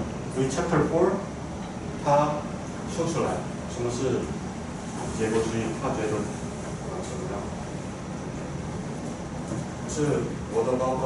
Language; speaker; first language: Chinese; non-native, fluent; Korean